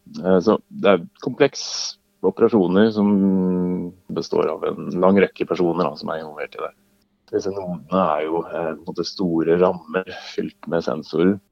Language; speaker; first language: Norwegian; native; Norwegian